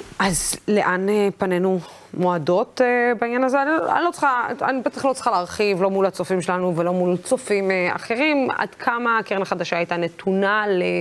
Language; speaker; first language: Hebrew; non-native, local second language; Arabic